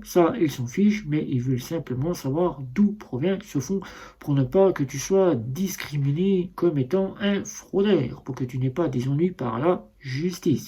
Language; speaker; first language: French; native; French